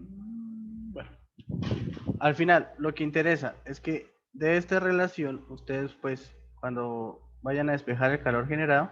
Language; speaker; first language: Spanish; native; Spanish